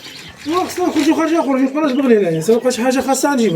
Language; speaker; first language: Arabic; native; Arabic